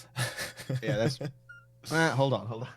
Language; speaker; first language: English; native; English